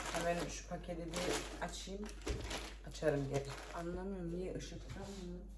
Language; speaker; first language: Turkish; early bilingual, heritage; Turkish